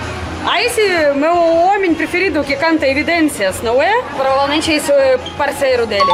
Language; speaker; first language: Portuguese; non-native, fluent; Russian